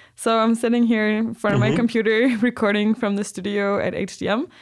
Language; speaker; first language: English; non-native, fluent; Danish